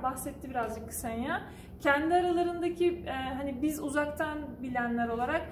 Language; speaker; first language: Turkish; native; Turkish